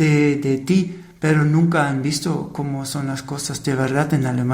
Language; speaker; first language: Spanish; non-native, fluent; German